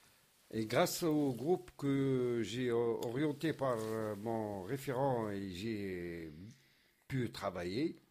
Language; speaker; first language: French; non-native, learner; Arabic